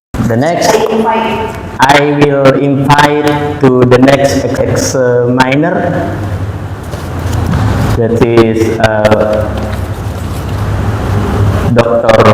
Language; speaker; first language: English; non-native, fluent; Indonesian